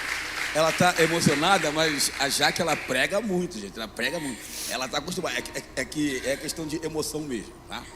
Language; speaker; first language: Portuguese; native; Portuguese